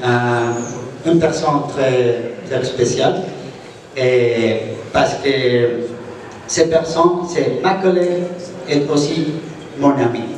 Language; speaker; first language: French; non-native, learner; Spanish